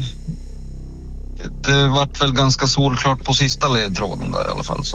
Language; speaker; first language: Swedish; native; Swedish